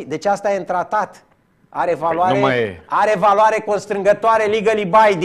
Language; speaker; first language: Romanian; native; Romanian